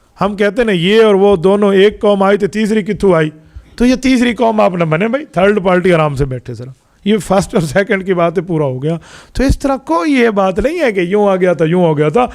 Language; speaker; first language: Urdu; non-native, local second language; Punjabi